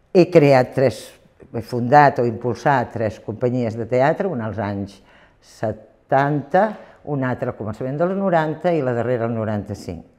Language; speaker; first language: Catalan; native; Catalan